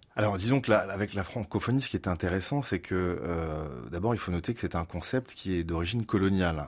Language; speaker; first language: French; native; French